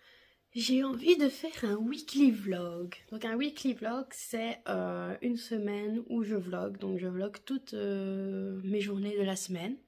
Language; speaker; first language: French; native; French